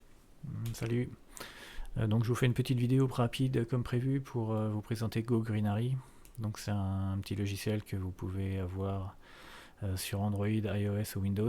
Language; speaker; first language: French; native; French